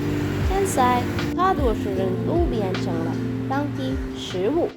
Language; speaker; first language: Chinese; non-native, learner; Sinhala